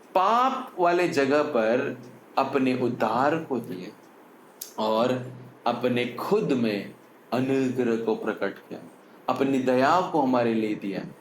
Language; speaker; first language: Hindi; non-native, local second language; Tamil